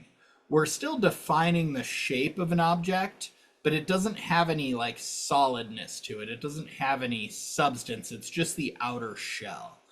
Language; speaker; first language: English; native; English